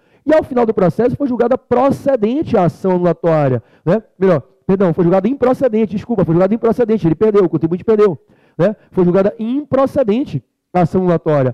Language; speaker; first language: Portuguese; native; Portuguese